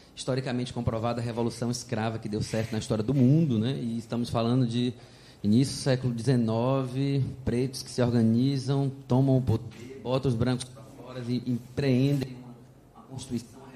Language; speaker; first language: Portuguese; native; Portuguese